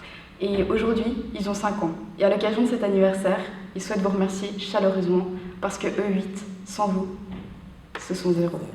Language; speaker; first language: French; native; French